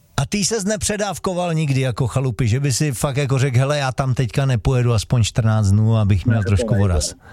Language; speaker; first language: Czech; native; Czech